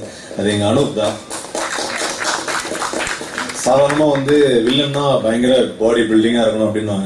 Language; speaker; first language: Tamil; native; Tamil